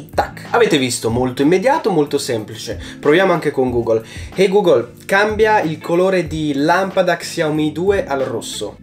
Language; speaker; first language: Italian; native; Italian